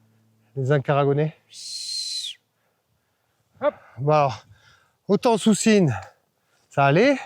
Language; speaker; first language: French; native; French